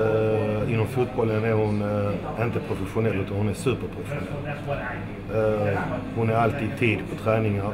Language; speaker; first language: Swedish; early bilingual, other home language; Macedonian